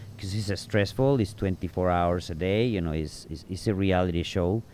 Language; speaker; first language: English; non-native, fluent; Spanish